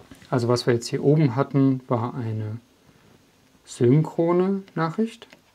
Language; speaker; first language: German; native; German